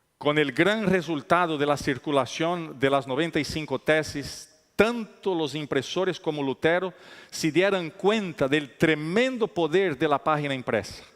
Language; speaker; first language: Spanish; non-native, fluent; Italian